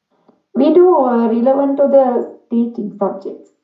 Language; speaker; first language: English; non-native, fluent; Sinhala